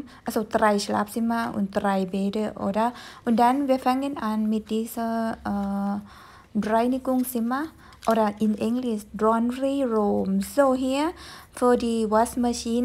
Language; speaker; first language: German; non-native, fluent; Thai